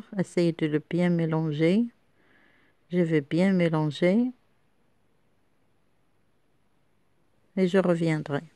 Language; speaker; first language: French; non-native, local second language; Arabic